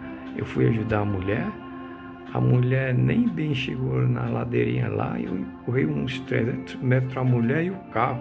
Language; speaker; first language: Portuguese; native; Portuguese